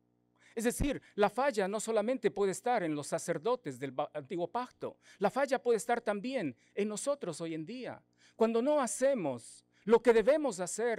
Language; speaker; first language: Spanish; native; Spanish